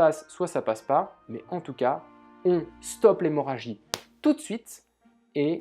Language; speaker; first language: French; native; French